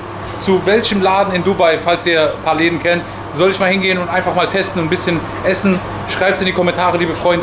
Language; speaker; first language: German; native; German